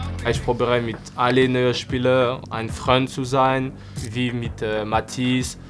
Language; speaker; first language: German; non-native, fluent; French